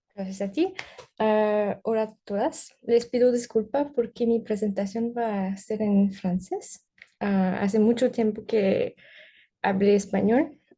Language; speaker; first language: Spanish; non-native, learner; French